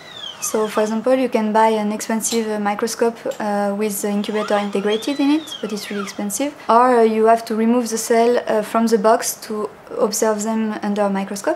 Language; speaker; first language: English; non-native, fluent; French